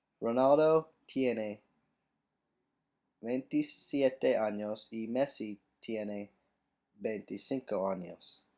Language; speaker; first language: Spanish; non-native, learner; English